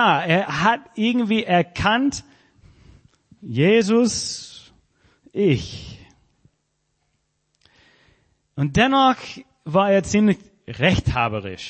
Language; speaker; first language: German; non-native, fluent; English